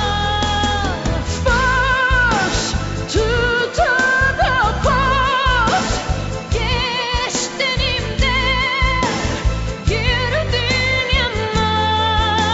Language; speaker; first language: English; non-native, fluent; Greek